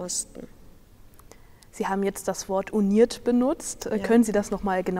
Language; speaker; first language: German; native; German